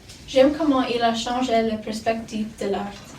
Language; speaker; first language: French; non-native, learner; English